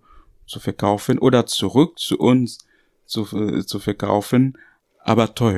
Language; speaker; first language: German; non-native, learner; Haitian Creole